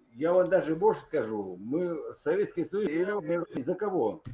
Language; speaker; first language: Russian; native; Russian